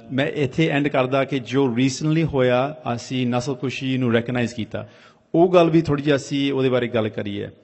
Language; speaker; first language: Punjabi; early bilingual, heritage; Punjabi